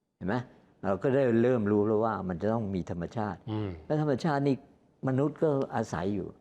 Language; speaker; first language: Thai; native; Thai